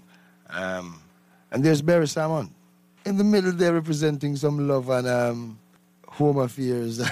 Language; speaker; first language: English; non-native, local second language; Jamaican Creole English